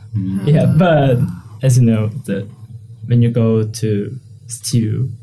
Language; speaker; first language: English; non-native, learner; Korean